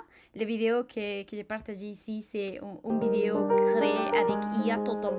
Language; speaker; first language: French; non-native, fluent; Spanish